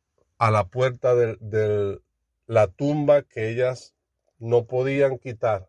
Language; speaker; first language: Spanish; native; Spanish